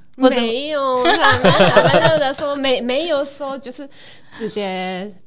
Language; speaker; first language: Chinese; non-native, learner; Japanese